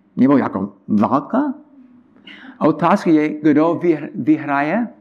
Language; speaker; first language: Czech; non-native, learner; English